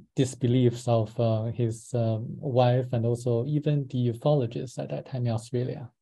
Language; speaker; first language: English; non-native, fluent; Chinese